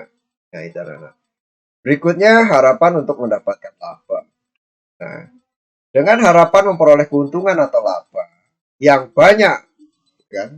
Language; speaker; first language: Indonesian; native; Indonesian